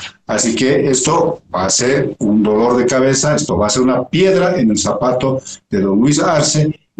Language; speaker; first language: Spanish; native; Spanish